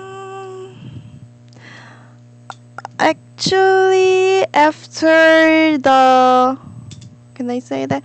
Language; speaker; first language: English; non-native, learner; Korean